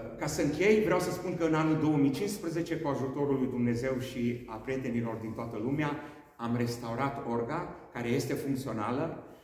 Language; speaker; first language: Romanian; non-native, local second language; Hungarian